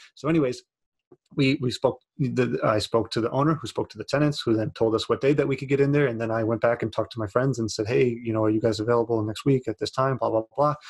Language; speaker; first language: English; native; English